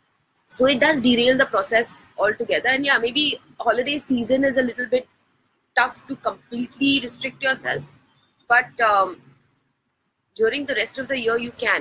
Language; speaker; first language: English; non-native, local second language; Hindi